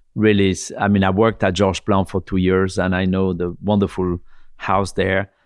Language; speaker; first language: English; non-native, fluent; French